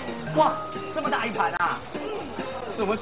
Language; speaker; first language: Chinese; native; Chinese